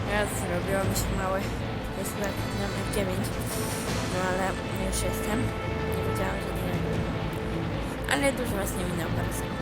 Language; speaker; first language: Polish; native; Polish